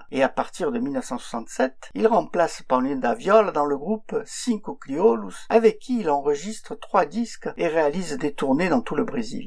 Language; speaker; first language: French; native; French